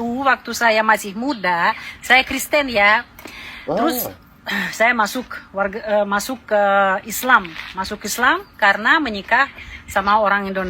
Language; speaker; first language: Indonesian; non-native, fluent; Russian